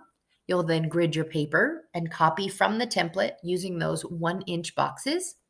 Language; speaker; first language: English; native; English